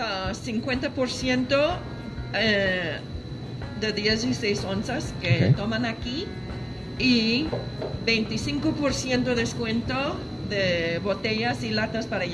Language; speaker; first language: Spanish; non-native, fluent; English